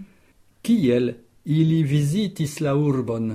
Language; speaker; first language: French; native; French